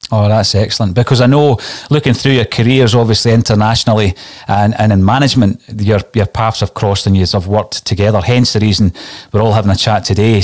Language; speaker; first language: English; native; English